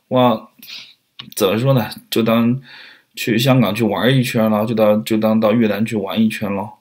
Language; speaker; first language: Chinese; native; Chinese